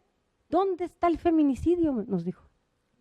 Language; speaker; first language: Spanish; native; Spanish